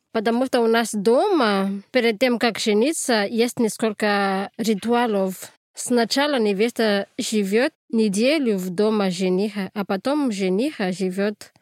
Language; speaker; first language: Russian; non-native, fluent; Malagasy